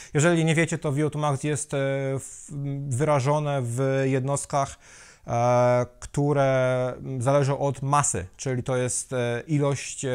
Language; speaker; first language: Polish; native; Polish